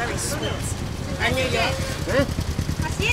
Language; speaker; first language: English; native; English